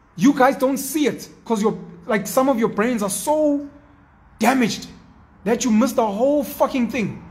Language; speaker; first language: English; non-native, local second language; Zulu